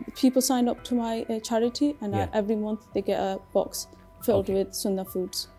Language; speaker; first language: English; native; English